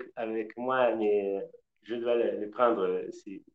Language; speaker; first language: French; non-native, learner; Spanish